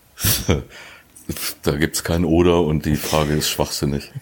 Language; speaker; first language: German; native; German